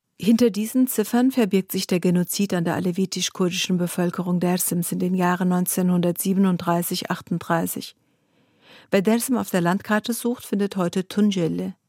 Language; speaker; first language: German; early bilingual, other home language; Kurdish